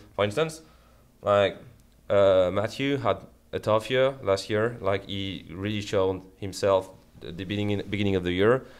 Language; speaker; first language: English; non-native, fluent; French